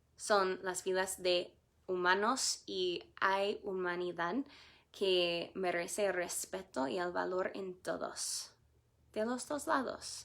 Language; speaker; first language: Spanish; non-native, fluent; English